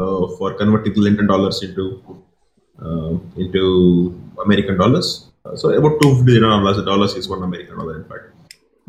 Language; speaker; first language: English; non-native, local second language; Kannada